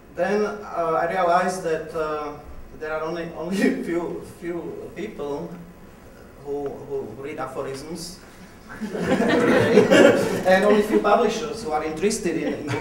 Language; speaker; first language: English; non-native, fluent; Slovak